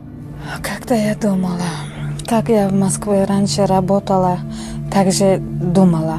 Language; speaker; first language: Russian; non-native, learner; Uzbek